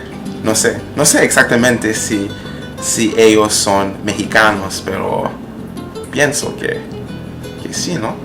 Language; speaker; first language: Spanish; non-native, learner; French